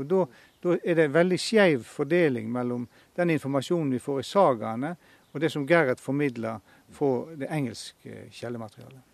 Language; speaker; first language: Norwegian; native; Norwegian